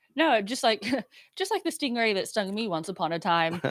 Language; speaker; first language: English; native; English